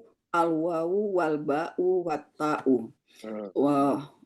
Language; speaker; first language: Arabic; non-native, fluent; Indonesian